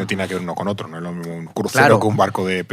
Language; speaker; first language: Spanish; native; Spanish